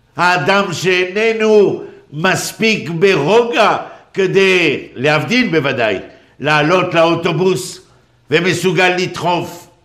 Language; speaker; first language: Hebrew; non-native, fluent; French